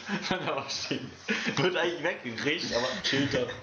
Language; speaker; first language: German; native; German